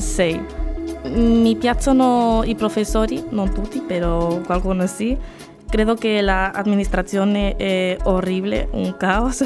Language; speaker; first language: Italian; non-native, learner; Spanish